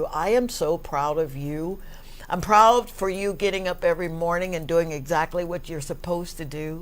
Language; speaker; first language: English; native; English